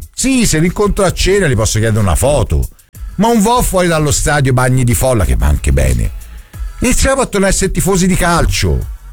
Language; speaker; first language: Italian; native; Italian